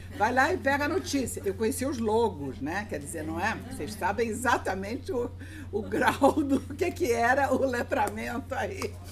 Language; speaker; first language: Portuguese; native; Portuguese